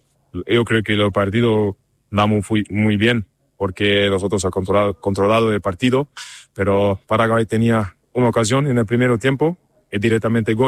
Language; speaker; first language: Spanish; non-native, learner; German